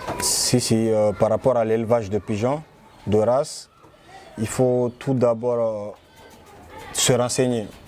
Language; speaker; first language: French; non-native, local second language; Fula